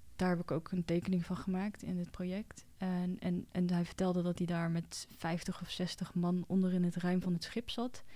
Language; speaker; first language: Dutch; early bilingual, other home language; Cantonese